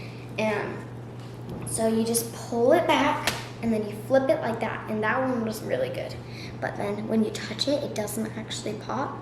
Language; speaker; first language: English; native; English